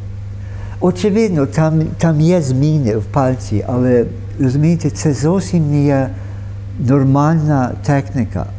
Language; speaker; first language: Ukrainian; early bilingual, heritage; Ukrainian